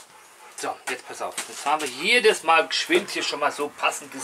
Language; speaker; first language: German; native; German